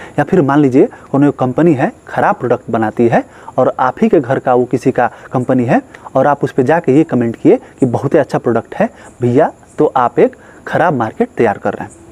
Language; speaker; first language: Hindi; native; Hindi